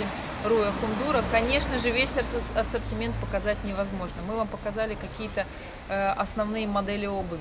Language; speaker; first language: Russian; native; Russian